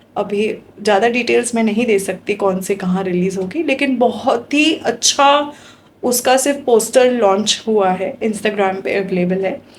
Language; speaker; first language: Hindi; non-native, local second language; Marathi